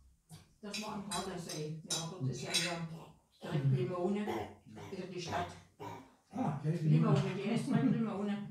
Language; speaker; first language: German; native; German